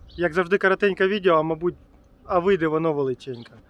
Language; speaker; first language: Ukrainian; native; Ukrainian